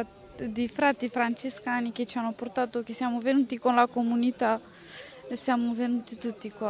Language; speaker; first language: Italian; non-native, fluent; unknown